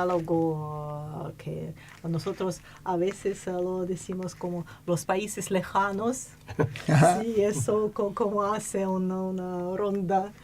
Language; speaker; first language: Spanish; non-native, fluent; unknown